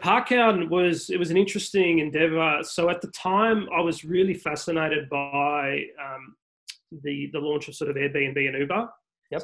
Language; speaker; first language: English; native; English